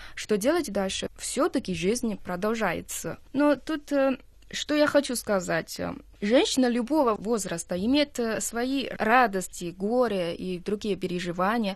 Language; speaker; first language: Russian; non-native, fluent; Chinese